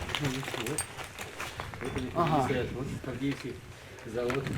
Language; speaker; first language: Russian; native; Russian